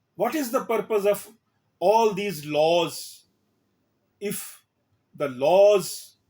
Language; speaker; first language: English; non-native, local second language; Urdu